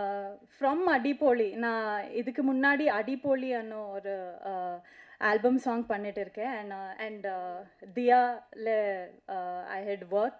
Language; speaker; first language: Tamil; non-native, learner; Kannada